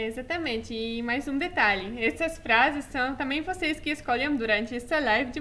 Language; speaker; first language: Portuguese; non-native, fluent; Polish